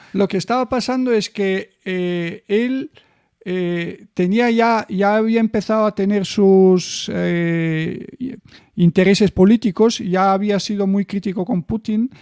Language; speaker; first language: Spanish; non-native, fluent; Bulgarian